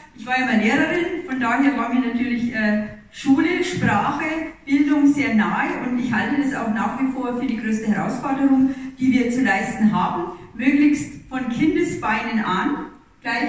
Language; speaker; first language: German; native; German